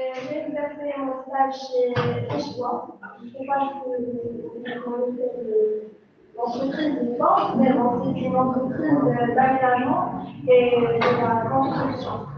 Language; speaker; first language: French; non-native, local second language; Arabic